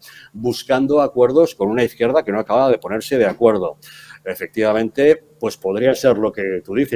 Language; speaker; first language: Spanish; native; Spanish